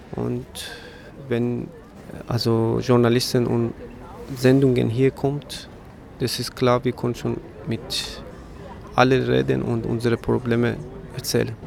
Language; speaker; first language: German; non-native, learner; Persian